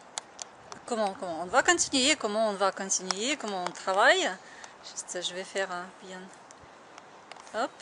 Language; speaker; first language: French; non-native, learner; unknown